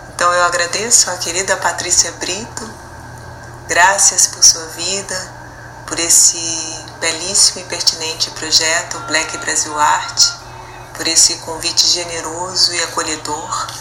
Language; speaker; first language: Portuguese; native; Portuguese